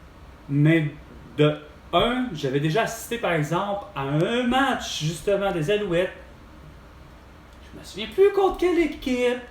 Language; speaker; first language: French; native; French